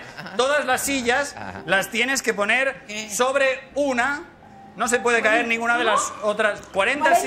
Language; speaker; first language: Spanish; native; Spanish